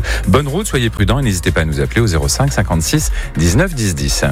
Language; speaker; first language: French; native; French